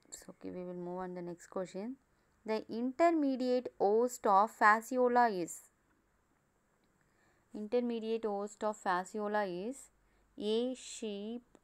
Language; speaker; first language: English; non-native, local second language; Tamil